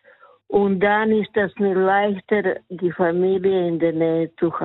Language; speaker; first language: German; non-native, fluent; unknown